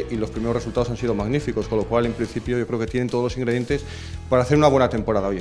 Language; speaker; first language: Spanish; native; Spanish